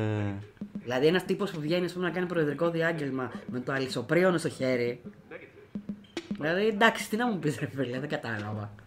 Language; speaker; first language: Greek; native; Greek